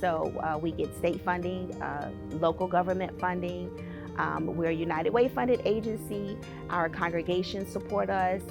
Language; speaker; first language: English; native; English